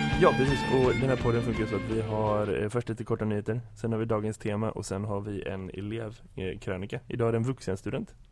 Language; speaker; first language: Swedish; native; Swedish